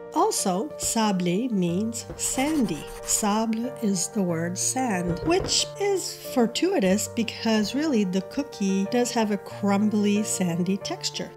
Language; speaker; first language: English; native; English